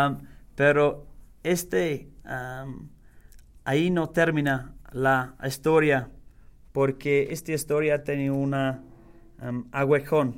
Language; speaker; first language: Spanish; non-native, learner; English